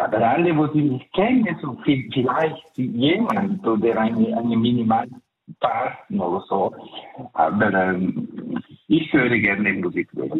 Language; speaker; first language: German; early bilingual, heritage; Italian